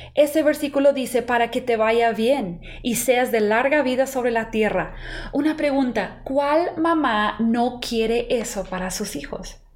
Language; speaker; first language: Spanish; non-native, fluent; English